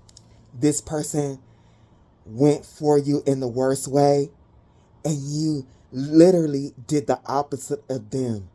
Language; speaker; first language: English; native; English